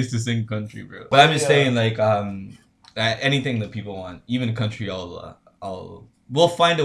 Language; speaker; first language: English; non-native, fluent; Spanish